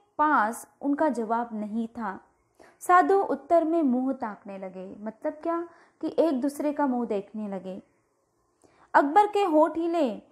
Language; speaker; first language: Hindi; non-native, local second language; Marathi